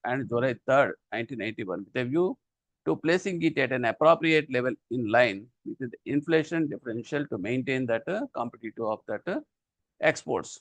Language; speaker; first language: English; non-native, local second language; Telugu